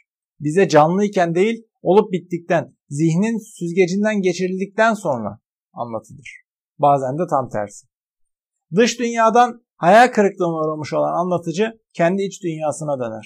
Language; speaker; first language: Turkish; native; Turkish